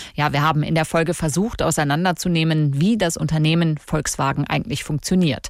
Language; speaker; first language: German; native; German